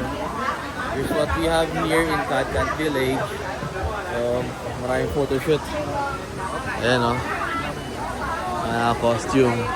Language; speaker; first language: English; non-native, fluent; Filipino